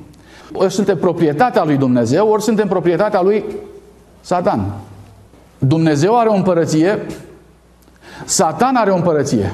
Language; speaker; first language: Romanian; native; Romanian